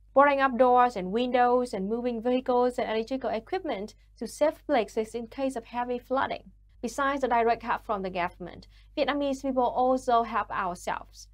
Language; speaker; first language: English; non-native, fluent; Vietnamese